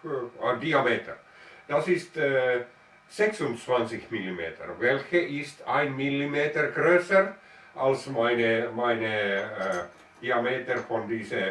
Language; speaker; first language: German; non-native, learner; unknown